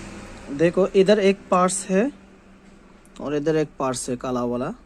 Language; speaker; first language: Hindi; non-native, local second language; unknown